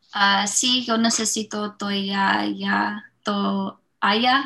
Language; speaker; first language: Spanish; non-native, learner; English